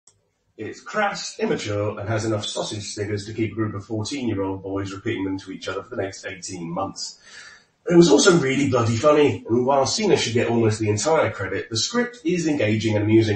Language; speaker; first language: English; native; English